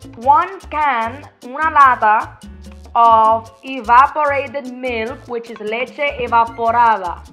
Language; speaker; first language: English; early bilingual, other home language; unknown